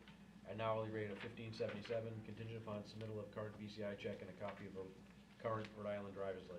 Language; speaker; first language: English; native; English